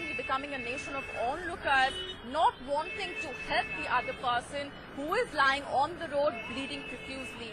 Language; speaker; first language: English; non-native, local second language; Hindi